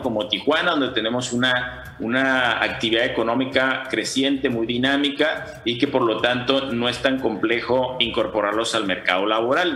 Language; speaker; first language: Spanish; native; Spanish